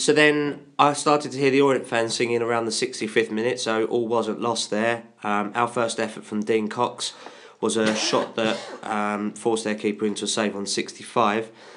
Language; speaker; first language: English; native; English